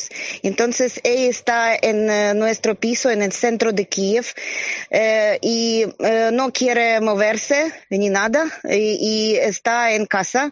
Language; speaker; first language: Spanish; non-native, learner; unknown